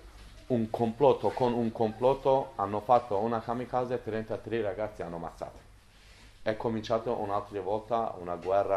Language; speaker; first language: Italian; non-native, learner; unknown